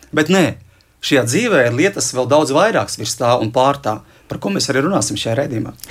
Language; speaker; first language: Latvian; native; Latvian